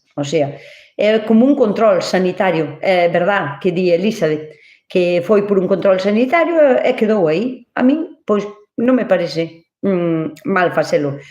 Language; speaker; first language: Galician; native; Galician